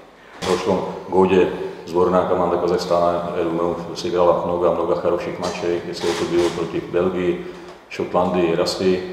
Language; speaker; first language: Russian; non-native, fluent; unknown